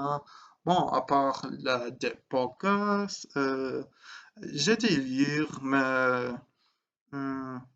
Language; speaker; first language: French; non-native, learner; English